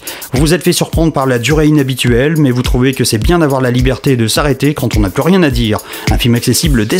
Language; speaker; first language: French; native; French